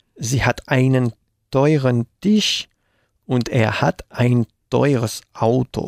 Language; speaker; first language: German; non-native, learner; Spanish